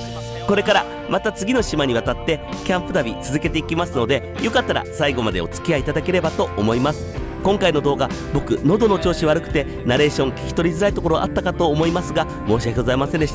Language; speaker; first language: Japanese; native; Japanese